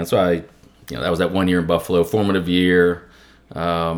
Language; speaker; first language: English; native; English